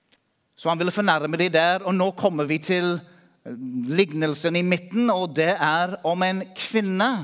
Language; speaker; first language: Norwegian; non-native, fluent; English